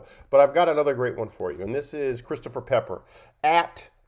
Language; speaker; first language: English; native; English